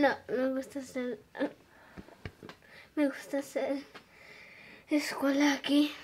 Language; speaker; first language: Spanish; early bilingual, heritage; Spanish